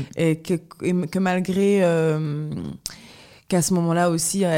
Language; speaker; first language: French; native; French